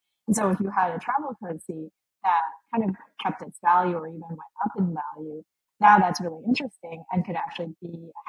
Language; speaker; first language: English; native; English